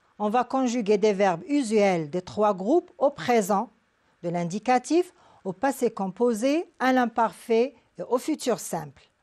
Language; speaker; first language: French; non-native, local second language; Arabic